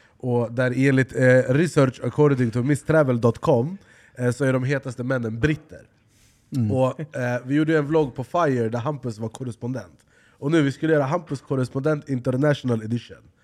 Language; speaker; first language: Swedish; native; Swedish